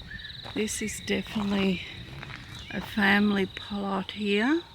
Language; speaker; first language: English; native; English